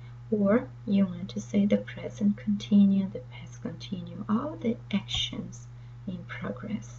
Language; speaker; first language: English; non-native, fluent; Portuguese